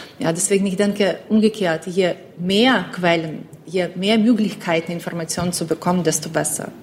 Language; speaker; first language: German; non-native, fluent; Ukrainian